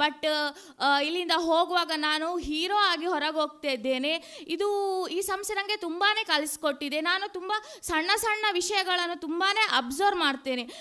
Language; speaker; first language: Kannada; non-native, local second language; Tulu